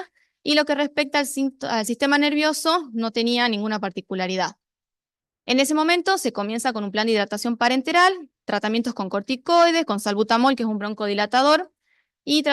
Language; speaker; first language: Spanish; native; Spanish